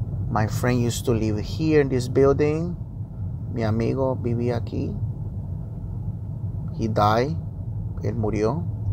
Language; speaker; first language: English; early bilingual, other home language; Spanish